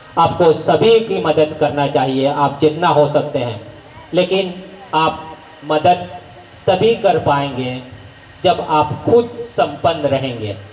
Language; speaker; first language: Hindi; non-native, local second language; Marathi